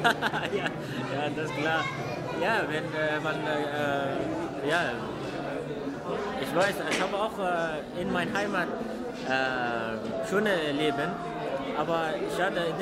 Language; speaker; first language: German; non-native, learner; Arabic